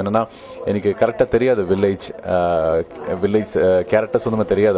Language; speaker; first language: Tamil; non-native, learner; Malayalam